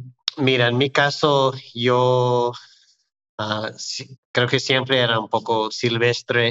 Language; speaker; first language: Spanish; non-native, fluent; English